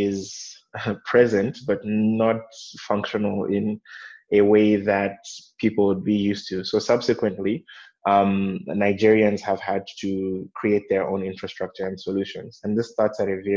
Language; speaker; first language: English; non-native, local second language; Nyanja